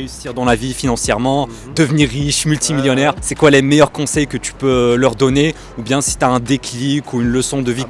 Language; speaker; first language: French; native; French